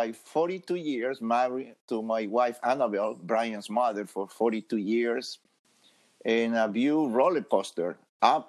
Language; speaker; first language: English; non-native, fluent; Spanish